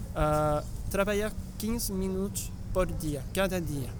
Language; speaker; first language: Portuguese; non-native, learner; French